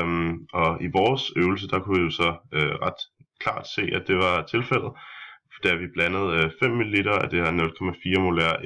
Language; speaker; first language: Danish; native; Danish